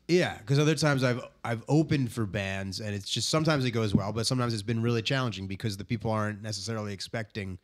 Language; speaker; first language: English; native; English